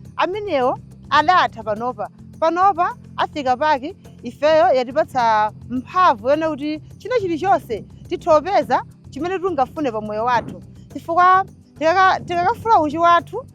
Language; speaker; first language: Nyanja; native; Nyanja